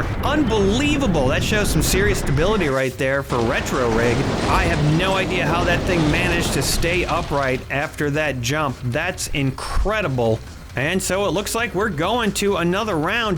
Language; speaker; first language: English; native; English